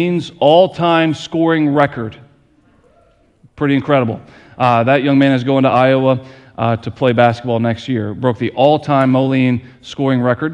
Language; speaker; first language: English; native; English